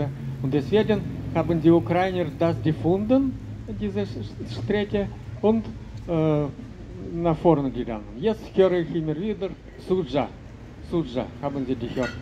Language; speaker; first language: German; non-native, learner; Russian